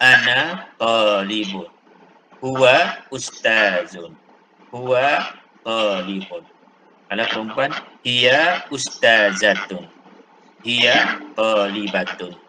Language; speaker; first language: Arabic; non-native, fluent; Malay